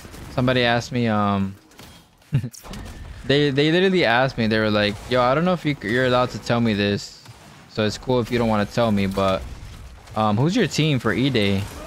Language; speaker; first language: English; early bilingual, other home language; Spanish